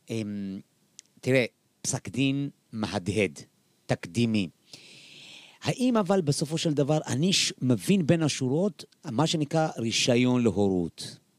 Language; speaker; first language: Hebrew; native; Hebrew